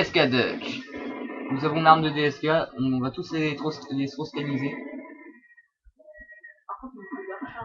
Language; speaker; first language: French; native; French